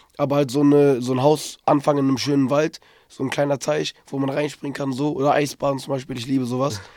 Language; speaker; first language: German; early bilingual, other home language; Turkish